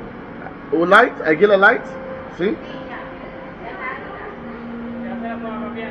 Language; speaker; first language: Spanish; non-native, learner; English